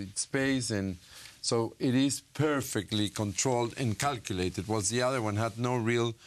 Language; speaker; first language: English; non-native, fluent; Spanish